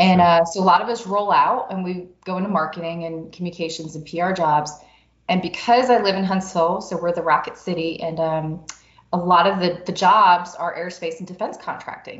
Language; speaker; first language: English; native; English